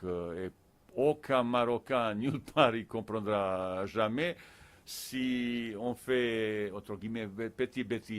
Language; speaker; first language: French; non-native, fluent; Bosnian